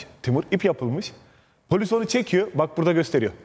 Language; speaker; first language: Turkish; native; Turkish